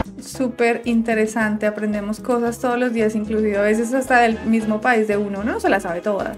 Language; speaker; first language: Spanish; native; Spanish